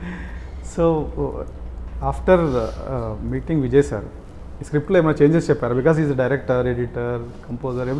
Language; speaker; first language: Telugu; native; Telugu